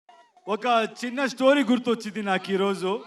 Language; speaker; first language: Telugu; non-native, learner; Kannada